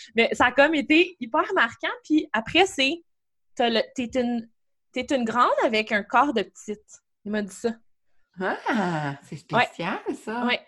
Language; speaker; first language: French; native; French